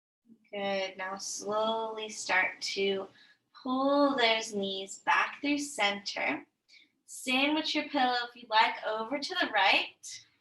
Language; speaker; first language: English; native; English